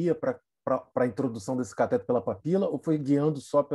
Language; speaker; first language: Portuguese; native; Portuguese